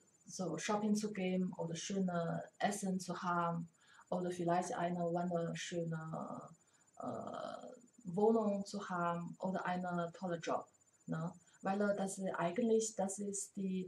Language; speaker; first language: German; non-native, learner; Chinese